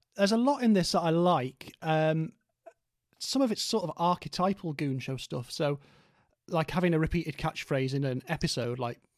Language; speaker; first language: English; native; English